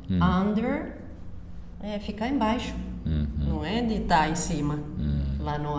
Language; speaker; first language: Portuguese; non-native, fluent; Finnish